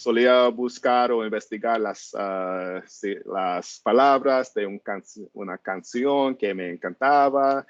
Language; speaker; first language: Spanish; non-native, learner; English